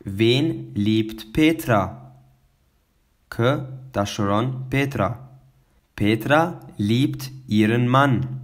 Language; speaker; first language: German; non-native, fluent; Albanian